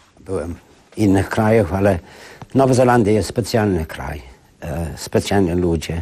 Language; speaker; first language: Polish; early bilingual, heritage; Polish